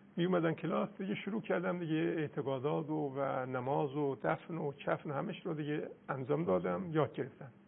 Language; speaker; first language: Persian; non-native, local second language; Azerbaijani